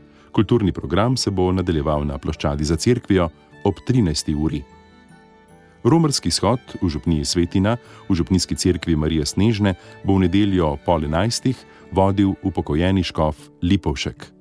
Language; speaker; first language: Slovenian; native; Slovenian